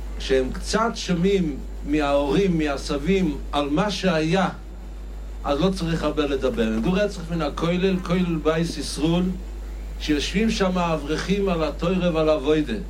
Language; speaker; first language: Hebrew; non-native, local second language; Yiddish